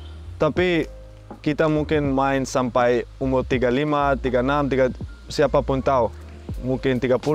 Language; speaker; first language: Indonesian; non-native, fluent; Dutch